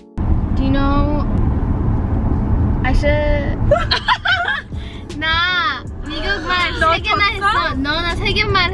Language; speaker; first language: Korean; early bilingual, heritage; English